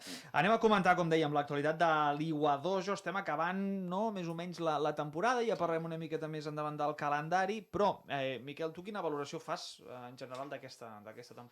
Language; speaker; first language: Catalan; native; Catalan